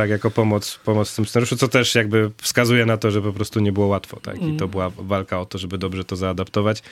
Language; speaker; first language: Polish; native; Polish